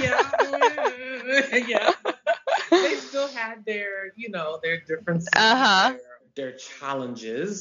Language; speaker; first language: English; native; English